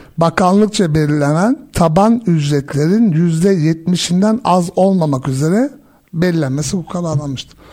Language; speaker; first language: Turkish; early bilingual, heritage; Turkish